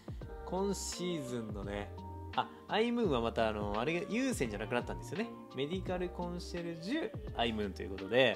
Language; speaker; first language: Japanese; native; Japanese